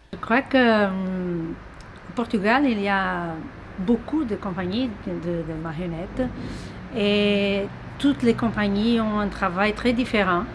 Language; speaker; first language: French; non-native, fluent; Portuguese